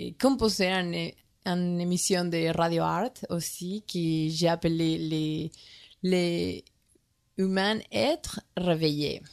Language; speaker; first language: French; non-native, learner; Spanish